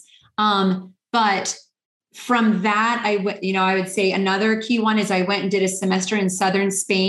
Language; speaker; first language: English; native; English